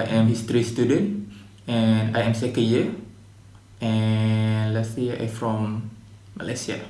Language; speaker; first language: English; non-native, learner; Malay